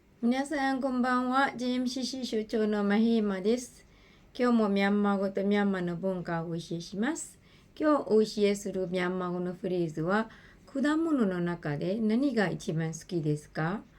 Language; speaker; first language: Japanese; non-native, fluent; Burmese